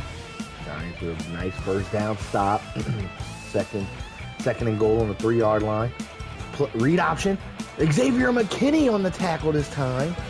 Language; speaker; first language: English; native; English